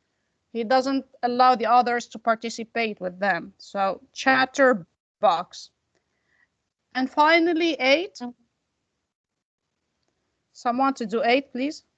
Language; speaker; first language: English; non-native, fluent; Arabic